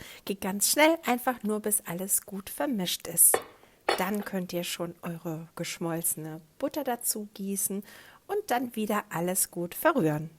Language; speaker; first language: German; native; German